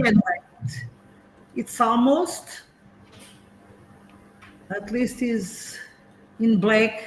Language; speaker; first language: English; non-native, fluent; Portuguese